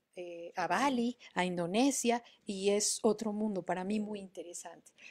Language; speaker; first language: Spanish; native; Spanish